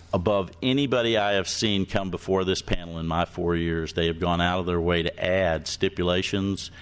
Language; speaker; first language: English; native; English